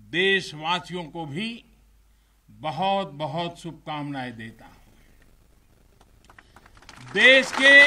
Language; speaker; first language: Hindi; non-native, local second language; Gujarati